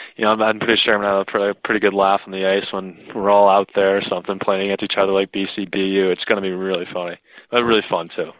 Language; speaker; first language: English; native; English